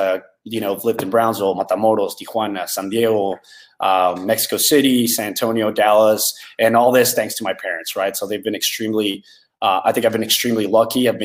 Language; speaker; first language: English; native; English